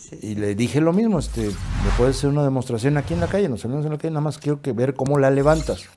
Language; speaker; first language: Spanish; native; Spanish